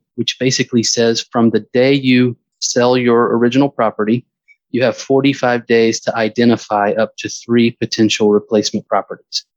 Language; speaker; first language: English; native; English